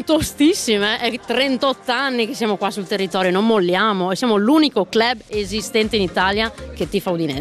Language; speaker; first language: Italian; native; Italian